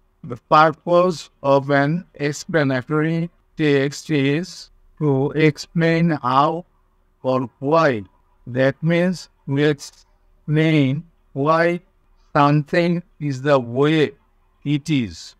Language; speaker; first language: English; non-native, local second language; Bangla